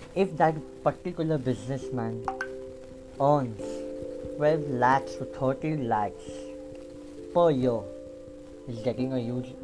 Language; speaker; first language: English; non-native, local second language; Bangla